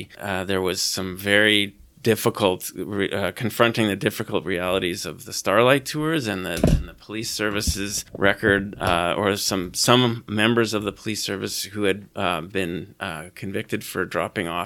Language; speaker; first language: English; native; English